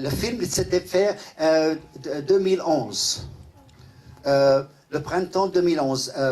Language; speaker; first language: French; non-native, learner; English